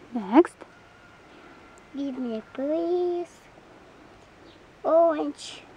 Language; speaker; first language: English; non-native, learner; Russian